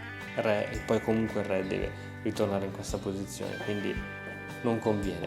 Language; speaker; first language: Italian; native; Italian